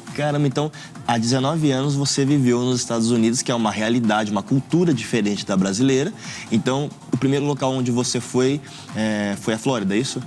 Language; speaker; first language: Portuguese; native; Portuguese